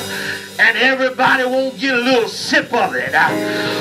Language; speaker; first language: English; native; English